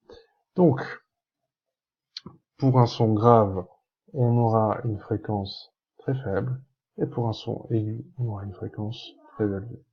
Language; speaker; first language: French; native; French